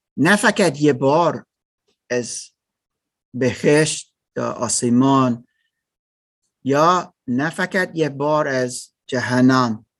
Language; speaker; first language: Persian; non-native, learner; German